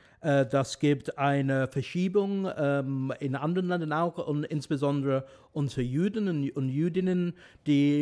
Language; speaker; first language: German; non-native, fluent; English